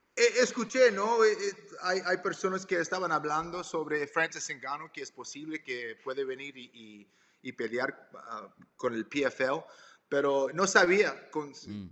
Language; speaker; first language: Spanish; early bilingual, heritage; Spanish